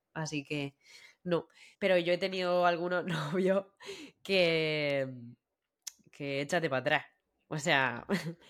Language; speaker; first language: Spanish; native; Spanish